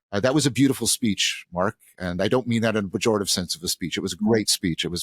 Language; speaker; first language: English; native; English